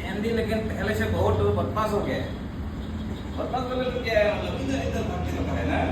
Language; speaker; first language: Hindi; non-native, local second language; Bangla